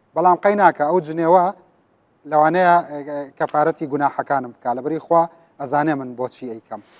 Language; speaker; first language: Central Kurdish; native; Central Kurdish